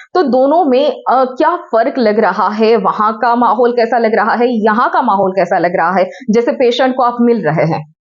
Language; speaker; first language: Hindi; non-native, local second language; Gujarati